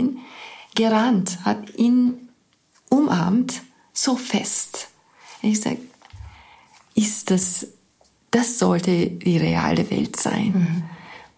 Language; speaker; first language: German; non-native, fluent; Turkish